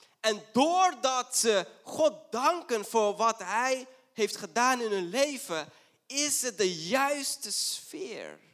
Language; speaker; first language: Dutch; non-native, fluent; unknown